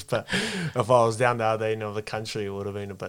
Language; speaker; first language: English; non-native, local second language; Māori